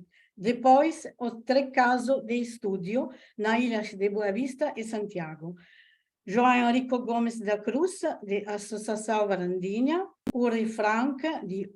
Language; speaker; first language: Portuguese; non-native, learner; Italian